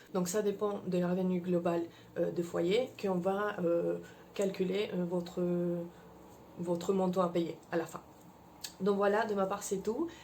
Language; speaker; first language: French; non-native, fluent; Spanish